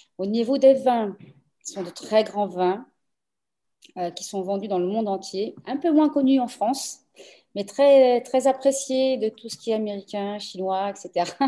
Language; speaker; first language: French; early bilingual, other home language; Portuguese